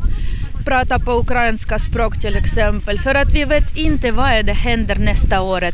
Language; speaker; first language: Swedish; non-native, learner; Ukrainian